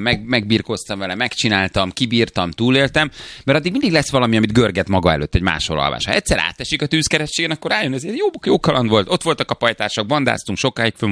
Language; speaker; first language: Hungarian; native; Hungarian